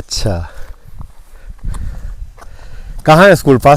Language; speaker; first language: Hindi; non-native, local second language; Malayalam